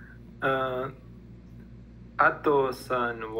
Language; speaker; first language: Japanese; non-native, learner; Spanish